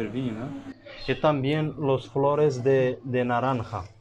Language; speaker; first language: Spanish; non-native, fluent; Arabic